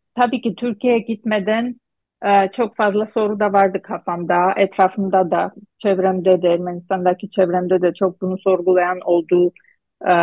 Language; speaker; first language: Turkish; non-native, fluent; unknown